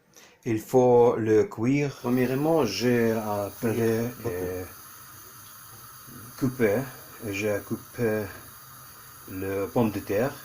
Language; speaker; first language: French; non-native, learner; Ukrainian